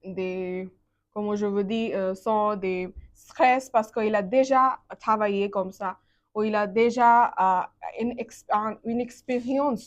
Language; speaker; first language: French; non-native, learner; Bangla